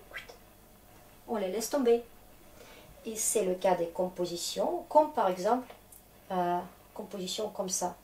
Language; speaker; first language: French; non-native, fluent; Russian